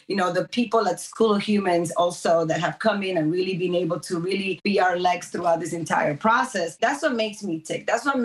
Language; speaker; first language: English; early bilingual, other home language; Spanish